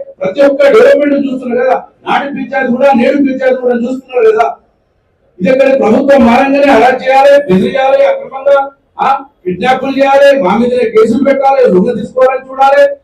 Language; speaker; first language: Telugu; native; Telugu